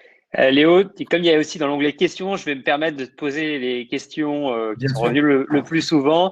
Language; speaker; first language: French; native; French